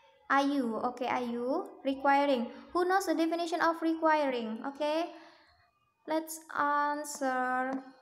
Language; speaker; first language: English; non-native, learner; Minangkabau